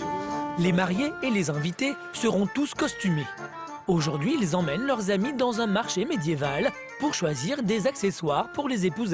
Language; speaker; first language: French; native; French